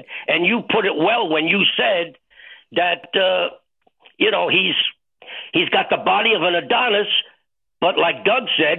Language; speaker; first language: English; native; English